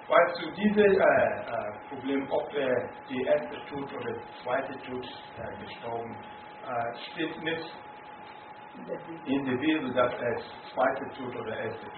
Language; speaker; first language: German; non-native, fluent; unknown